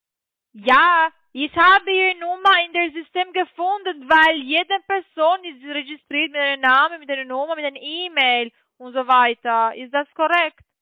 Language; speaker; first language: German; non-native, learner; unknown